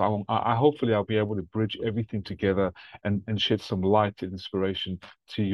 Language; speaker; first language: English; native; English